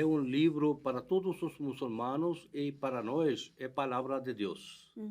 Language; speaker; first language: Portuguese; non-native, fluent; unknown